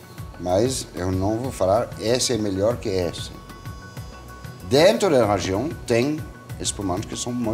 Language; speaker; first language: Portuguese; non-native, fluent; French